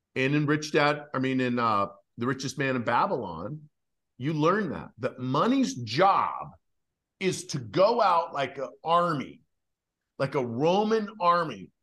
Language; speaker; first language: English; native; English